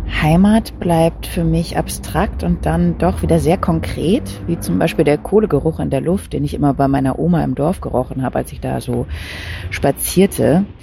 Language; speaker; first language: German; early bilingual, other home language; Polish